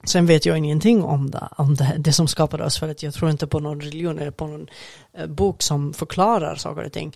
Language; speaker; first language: Swedish; non-native, fluent; Arabic